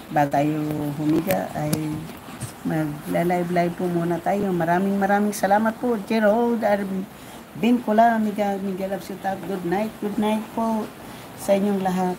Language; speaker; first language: Filipino; non-native, local second language; Cebuano